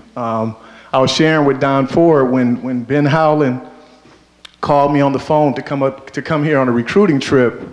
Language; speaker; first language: English; native; English